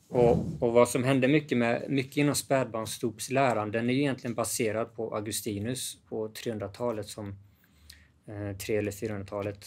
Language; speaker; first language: Swedish; native; Swedish